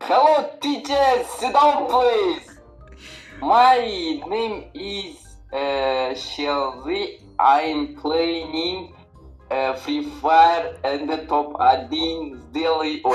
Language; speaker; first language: English; non-native, learner; Kazakh